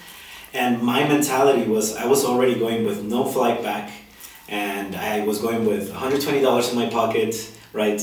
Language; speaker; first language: English; non-native, fluent; Spanish